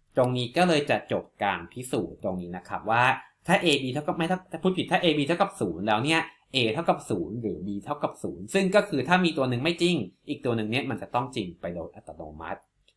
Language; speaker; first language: Thai; native; Thai